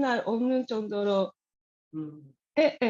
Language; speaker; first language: Korean; non-native, learner; Japanese